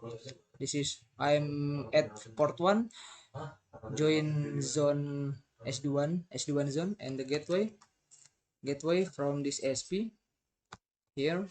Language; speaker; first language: English; non-native, learner; Indonesian